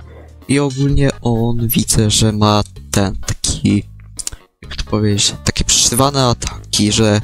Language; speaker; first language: Polish; native; Polish